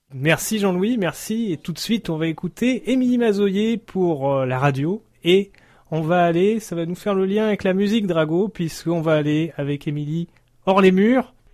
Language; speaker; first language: French; native; French